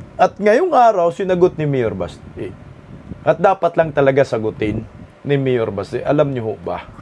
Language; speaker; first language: Filipino; non-native, local second language; Cebuano